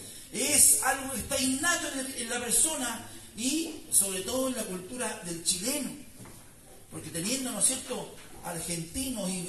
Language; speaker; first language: Spanish; native; Spanish